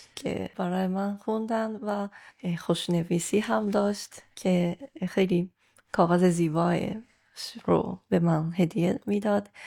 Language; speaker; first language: Persian; non-native, fluent; Japanese